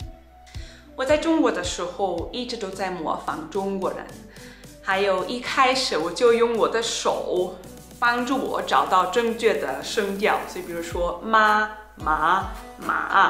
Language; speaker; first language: Chinese; non-native, fluent; German